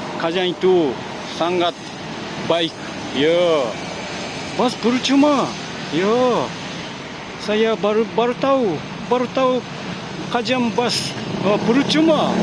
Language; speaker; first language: Malay; non-native, learner; Japanese